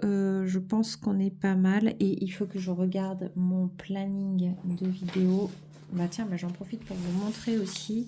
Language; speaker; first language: French; native; French